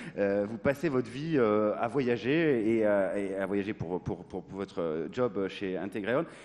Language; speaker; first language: French; native; French